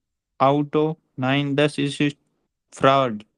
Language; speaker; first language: German; non-native, learner; Hindi